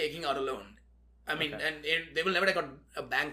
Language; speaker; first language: English; non-native, local second language; Hindi